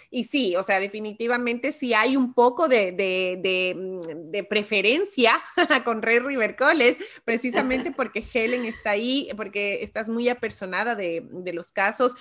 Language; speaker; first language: Spanish; native; Spanish